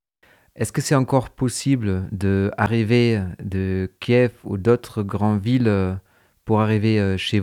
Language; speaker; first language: French; native; French